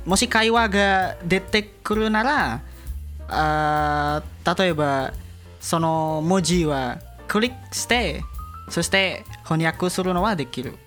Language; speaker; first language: Japanese; non-native, learner; Indonesian